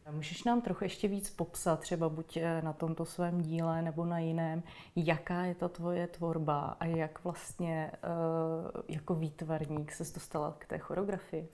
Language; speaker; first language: Czech; native; Czech